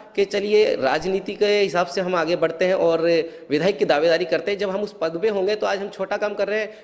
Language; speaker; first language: Hindi; native; Hindi